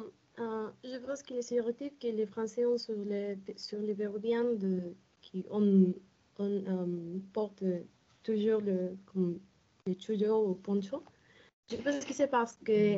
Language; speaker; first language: French; non-native, learner; Spanish